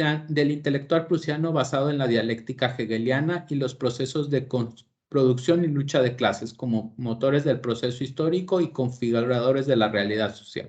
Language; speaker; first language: Spanish; native; Spanish